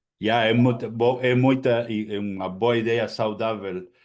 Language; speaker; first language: Portuguese; non-native, fluent; Spanish